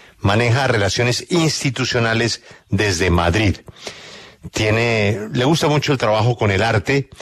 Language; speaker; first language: Spanish; native; Spanish